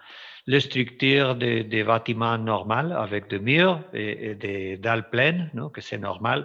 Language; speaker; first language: French; non-native, fluent; Spanish